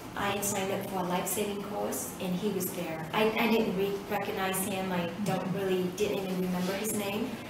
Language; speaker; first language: English; early bilingual, other home language; Vietnamese